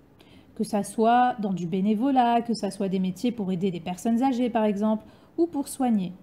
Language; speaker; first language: French; native; French